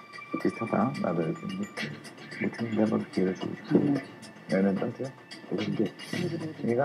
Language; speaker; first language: Korean; native; Korean